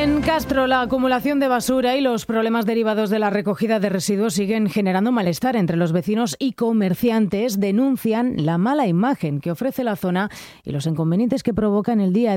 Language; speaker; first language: Spanish; native; Spanish